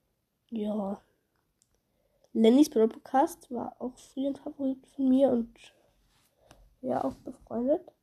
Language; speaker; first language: German; native; German